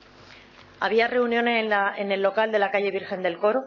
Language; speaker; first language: Spanish; native; Spanish